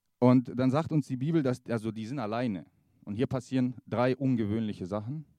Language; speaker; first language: German; early bilingual, other home language; Kurdish